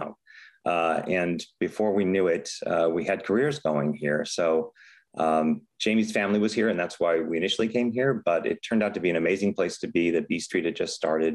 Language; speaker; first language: English; native; English